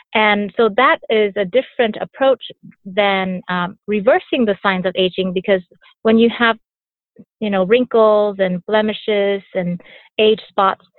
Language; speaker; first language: English; early bilingual, other home language; Vietnamese